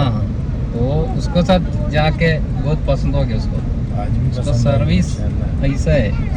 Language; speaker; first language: Hindi; non-native, local second language; Malayalam